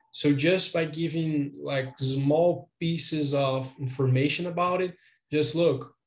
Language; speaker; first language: English; non-native, fluent; Portuguese